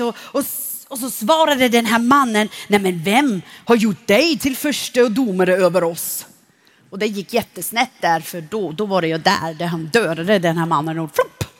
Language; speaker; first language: Swedish; non-native, fluent; German